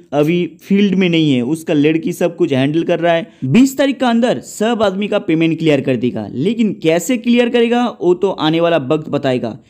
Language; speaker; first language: Hindi; non-native, local second language; Bangla